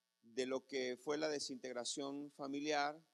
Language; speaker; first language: Spanish; native; Spanish